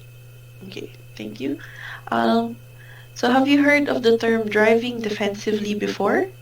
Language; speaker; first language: English; non-native, fluent; Filipino